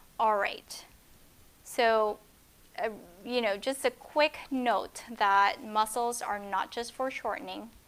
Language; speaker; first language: English; native; English